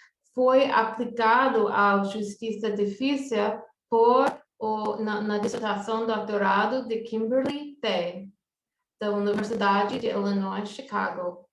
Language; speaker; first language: Portuguese; non-native, fluent; English